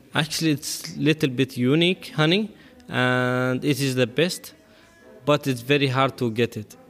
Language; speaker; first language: English; non-native, learner; Arabic